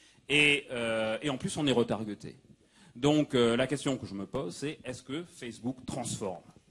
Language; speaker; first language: French; native; French